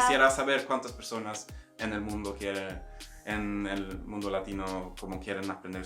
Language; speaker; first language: Spanish; non-native, fluent; Swedish